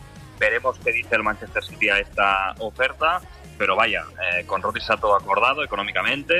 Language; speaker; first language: Spanish; non-native, local second language; Catalan